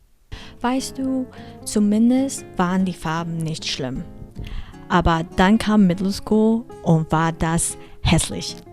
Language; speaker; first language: German; early bilingual, heritage; German